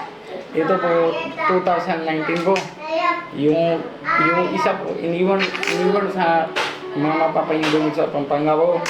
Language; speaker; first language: Filipino; non-native, learner; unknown